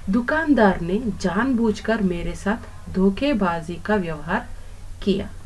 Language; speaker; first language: Hindi; non-native, local second language; Kannada